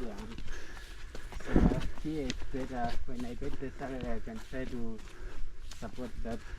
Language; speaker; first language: English; non-native, learner; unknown